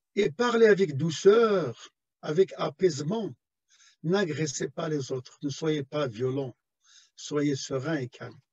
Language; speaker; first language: French; non-native, local second language; Arabic